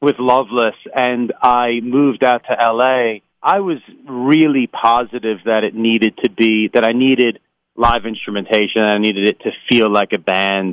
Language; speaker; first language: English; native; English